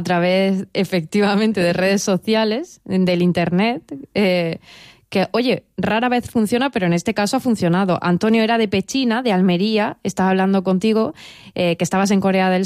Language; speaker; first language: Spanish; native; Spanish